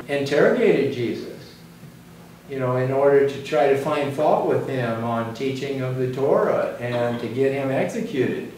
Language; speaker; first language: English; native; English